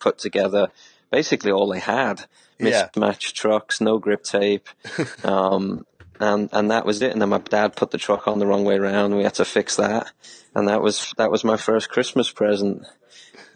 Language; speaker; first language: English; native; English